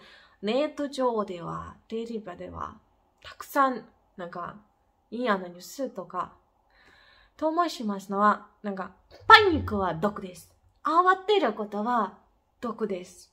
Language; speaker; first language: Japanese; non-native, fluent; Ukrainian